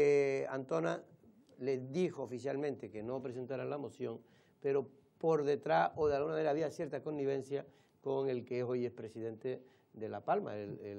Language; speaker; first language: Spanish; native; Spanish